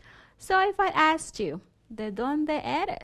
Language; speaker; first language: Spanish; non-native, fluent; English